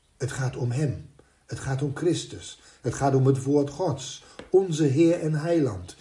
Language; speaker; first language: Dutch; non-native, fluent; German